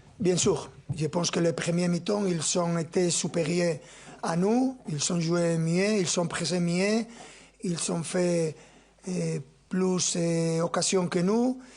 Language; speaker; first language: French; non-native, fluent; Spanish